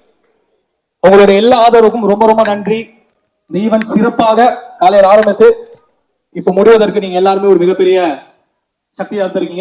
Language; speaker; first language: Tamil; native; Tamil